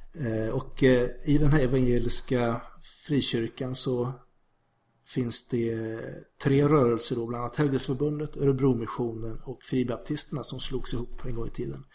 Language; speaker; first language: Swedish; native; Swedish